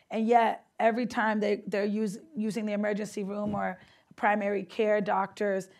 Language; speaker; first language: English; native; English